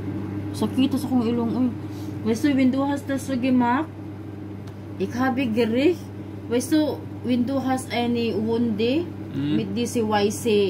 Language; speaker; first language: German; non-native, learner; Filipino